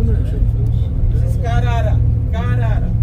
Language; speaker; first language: English; non-native, learner; Spanish